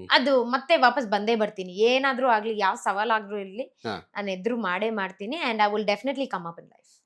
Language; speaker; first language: Kannada; non-native, local second language; Malayalam